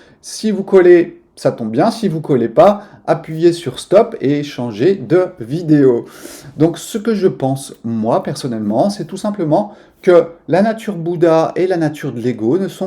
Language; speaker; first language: French; native; French